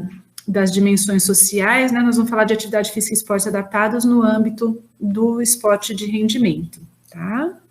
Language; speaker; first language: Portuguese; native; Portuguese